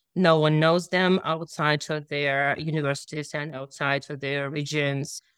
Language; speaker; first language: English; non-native, fluent; Russian